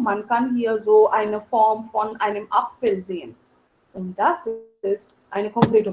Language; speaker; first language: German; non-native, fluent; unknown